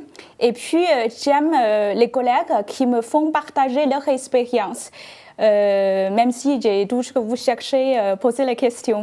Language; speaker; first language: French; non-native, fluent; Chinese